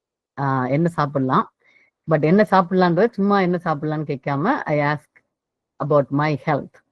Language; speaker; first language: Tamil; native; Tamil